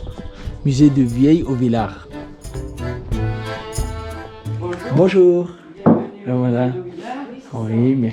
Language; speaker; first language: French; non-native, learner; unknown